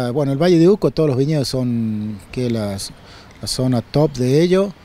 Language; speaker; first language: Spanish; native; Spanish